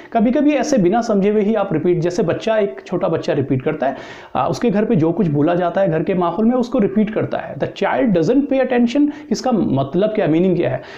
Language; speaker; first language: Hindi; native; Hindi